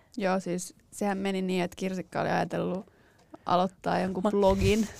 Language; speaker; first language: Finnish; native; Finnish